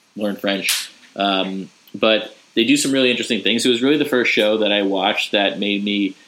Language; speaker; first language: English; native; English